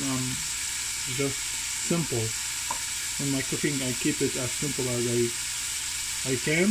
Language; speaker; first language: English; non-native, fluent; Arabic